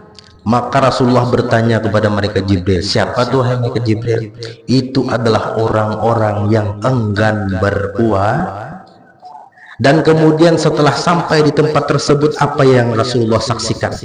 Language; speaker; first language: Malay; non-native, local second language; Banjar